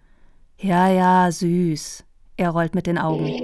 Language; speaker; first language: German; native; German